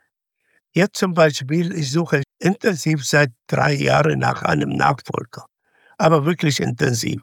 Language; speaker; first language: German; non-native, fluent; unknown